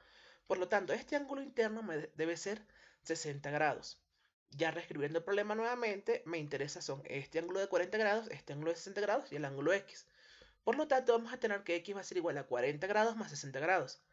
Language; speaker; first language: Spanish; native; Spanish